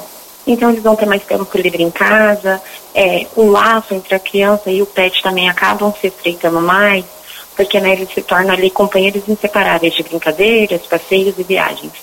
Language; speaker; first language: Portuguese; native; Portuguese